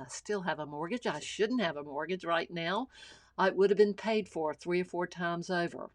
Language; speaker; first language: English; native; English